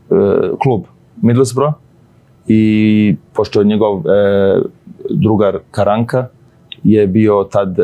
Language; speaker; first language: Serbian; early bilingual, heritage; Serbian